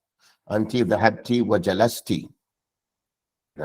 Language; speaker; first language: Arabic; non-native, fluent; English